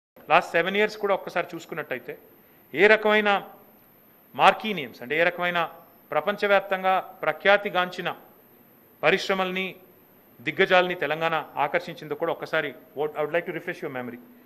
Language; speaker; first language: Telugu; native; Telugu